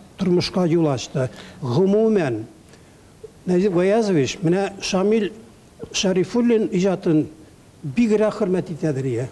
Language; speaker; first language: Tatar; native; Tatar